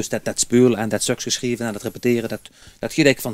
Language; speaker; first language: Dutch; native; Dutch